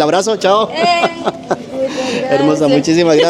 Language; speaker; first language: Spanish; native; Spanish